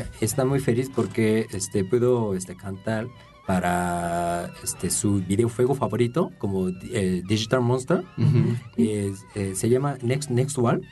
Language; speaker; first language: Spanish; non-native, fluent; Japanese